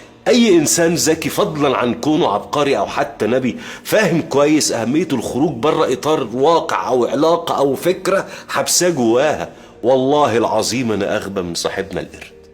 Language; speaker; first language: Arabic; native; Arabic